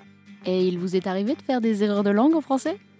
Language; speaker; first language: French; native; French